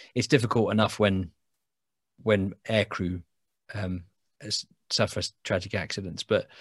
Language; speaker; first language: English; native; English